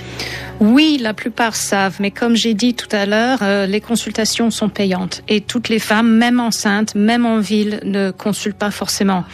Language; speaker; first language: French; native; French